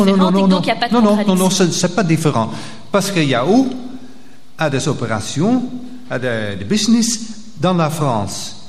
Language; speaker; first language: French; non-native, local second language; Dutch